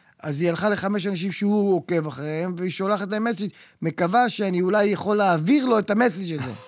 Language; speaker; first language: Hebrew; early bilingual, heritage; Hebrew